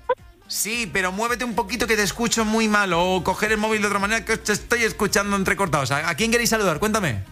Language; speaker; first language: Spanish; native; Spanish